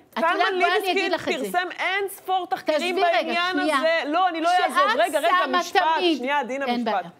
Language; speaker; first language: Hebrew; native; Hebrew